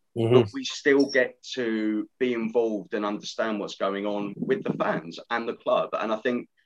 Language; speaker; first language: English; native; English